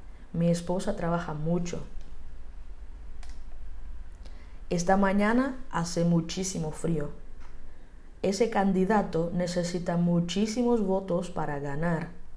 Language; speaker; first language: Spanish; non-native, fluent; Portuguese